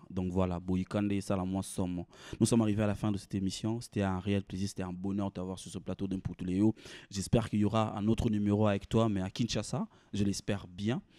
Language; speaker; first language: French; non-native, local second language; Lingala